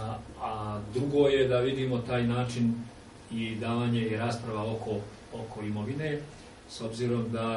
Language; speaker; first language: Serbian; native; Serbian